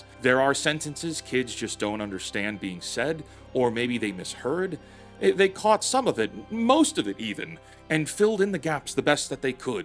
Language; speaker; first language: English; native; English